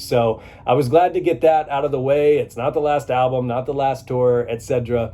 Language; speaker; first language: English; native; English